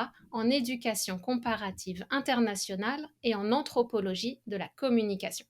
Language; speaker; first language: French; native; French